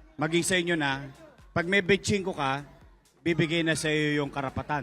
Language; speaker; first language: Filipino; native; Filipino